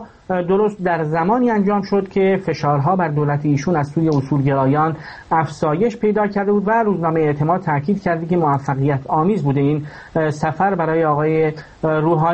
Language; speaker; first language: Persian; native; Persian